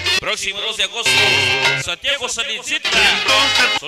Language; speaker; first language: Spanish; native; Spanish